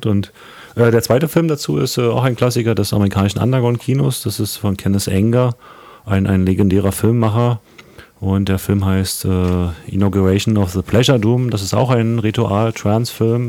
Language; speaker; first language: German; native; German